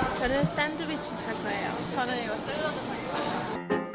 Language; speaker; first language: Korean; early bilingual, heritage; English